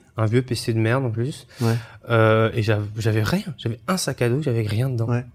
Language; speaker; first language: French; early bilingual, other home language; Chinese